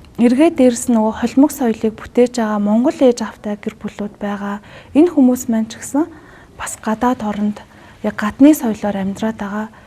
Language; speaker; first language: Mongolian; native; Mongolian